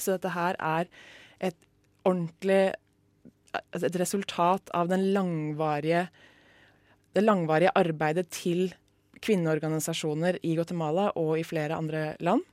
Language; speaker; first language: Norwegian; native; Norwegian